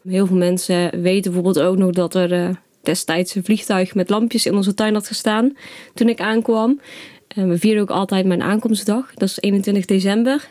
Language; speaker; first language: Dutch; native; Dutch